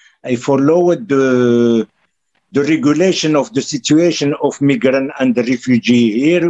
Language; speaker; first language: English; non-native, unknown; Arabic